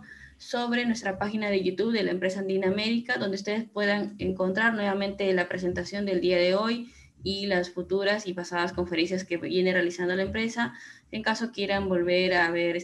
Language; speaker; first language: Spanish; native; Spanish